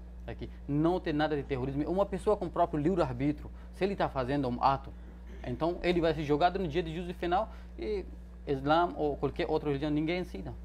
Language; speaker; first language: Portuguese; non-native, fluent; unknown